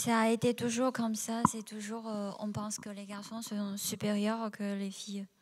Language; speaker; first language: French; non-native, fluent; Chinese